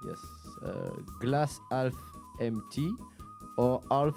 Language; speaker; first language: English; non-native, learner; French